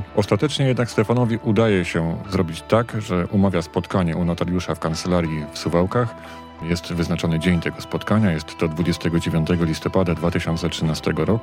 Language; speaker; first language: Polish; native; Polish